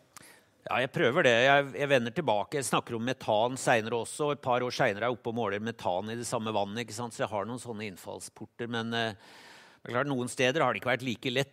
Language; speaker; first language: Norwegian; native; Norwegian